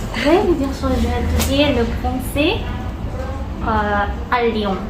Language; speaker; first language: French; non-native, learner; Korean